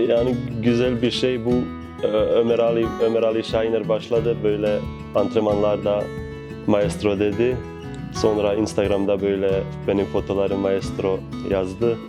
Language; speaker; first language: Turkish; non-native, fluent; Bosnian